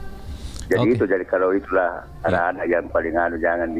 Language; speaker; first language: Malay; non-native, local second language; Buginese